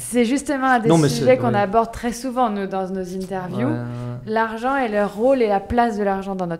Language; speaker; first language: French; native; French